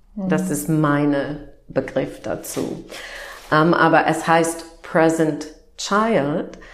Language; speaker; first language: German; non-native, fluent; English